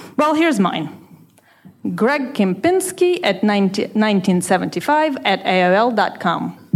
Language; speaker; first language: English; non-native, fluent; Russian